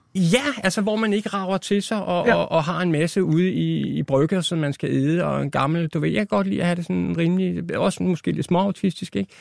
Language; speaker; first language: Danish; native; Danish